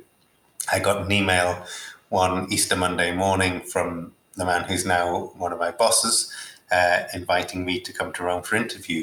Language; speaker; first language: English; native; English